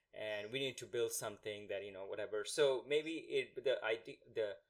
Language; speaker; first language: English; non-native, local second language; Bangla